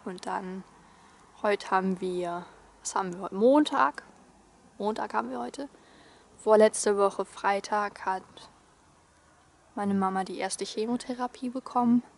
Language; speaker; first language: German; native; German